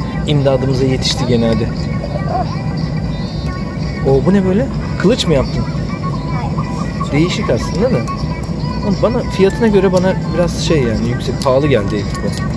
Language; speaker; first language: Turkish; native; Turkish